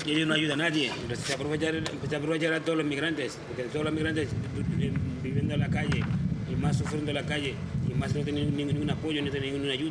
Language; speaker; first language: Spanish; non-native, learner; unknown